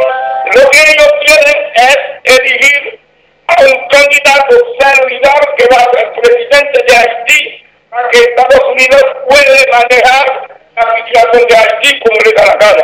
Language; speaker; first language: Spanish; non-native, fluent; Haitian Creole